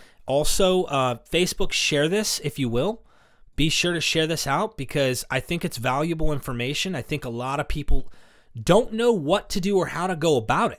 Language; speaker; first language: English; native; English